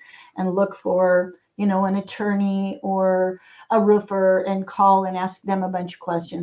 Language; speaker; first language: English; native; English